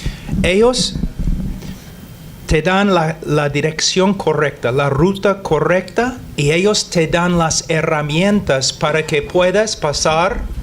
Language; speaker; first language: Spanish; non-native, fluent; English